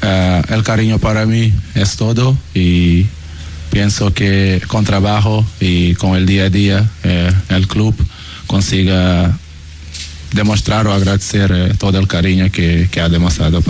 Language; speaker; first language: Spanish; non-native, fluent; Portuguese